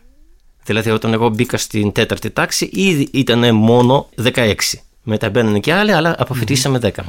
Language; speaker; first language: Greek; non-native, fluent; Russian